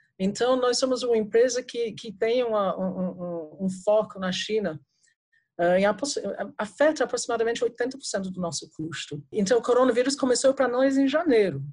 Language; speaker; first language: Portuguese; non-native, fluent; English